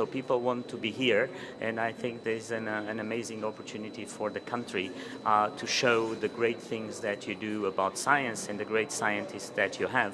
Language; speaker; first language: English; non-native, fluent; Portuguese